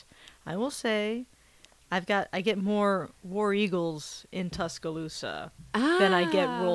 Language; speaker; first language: English; native; English